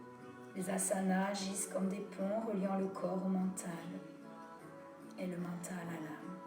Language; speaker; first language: French; native; French